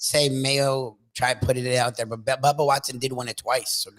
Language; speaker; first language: English; native; English